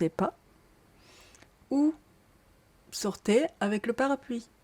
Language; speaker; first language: French; non-native, learner; Japanese